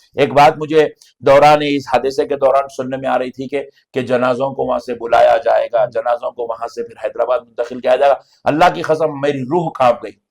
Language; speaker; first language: Urdu; native; Urdu